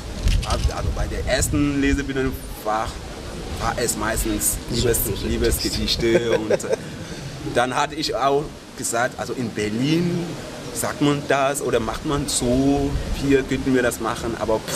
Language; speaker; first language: German; non-native, fluent; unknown